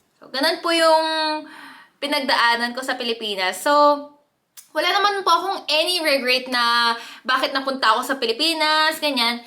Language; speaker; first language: Filipino; early bilingual, other home language; Korean